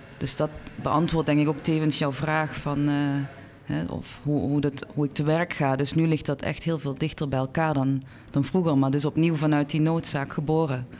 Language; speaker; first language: Dutch; native; Dutch